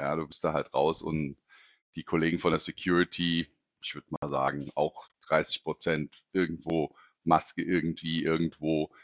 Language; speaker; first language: German; native; German